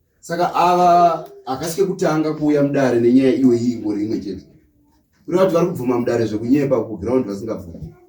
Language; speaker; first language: Shona; native; Shona